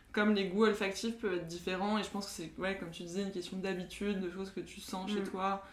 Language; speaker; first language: French; native; French